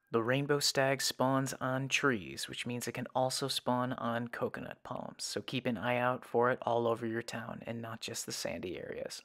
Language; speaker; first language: English; native; English